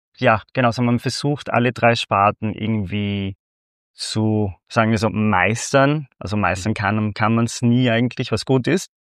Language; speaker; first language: German; non-native, fluent; Spanish